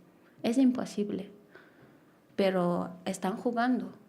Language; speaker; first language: Spanish; non-native, learner; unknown